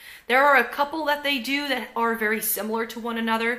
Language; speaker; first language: English; non-native, fluent; Dutch